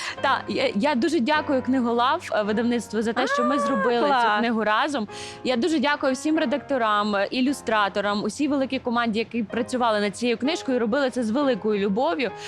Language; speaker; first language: Ukrainian; native; Ukrainian